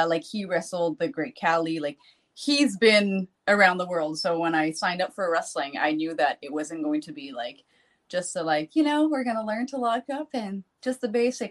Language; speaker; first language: English; non-native, fluent; French